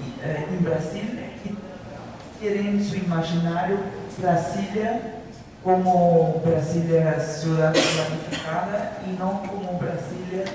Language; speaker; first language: Spanish; non-native, fluent; Portuguese